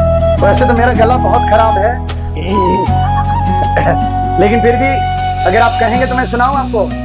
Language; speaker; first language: Hindi; native; Hindi